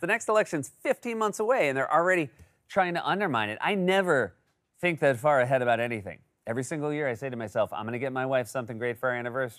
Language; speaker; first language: English; native; English